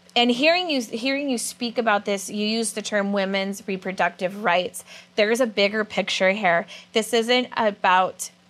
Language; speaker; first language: English; native; English